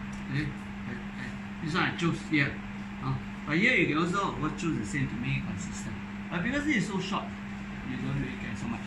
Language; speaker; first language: English; non-native, local second language; Chinese